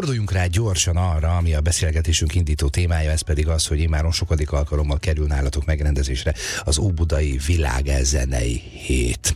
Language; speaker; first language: Hungarian; native; Hungarian